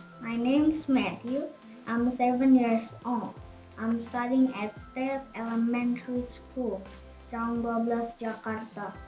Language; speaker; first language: English; non-native, learner; Indonesian